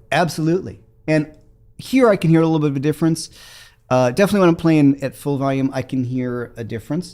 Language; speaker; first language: English; native; English